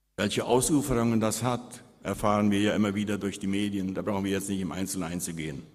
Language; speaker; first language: German; early bilingual, heritage; Spanish